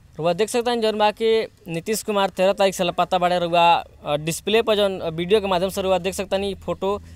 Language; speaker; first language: Hindi; native; Hindi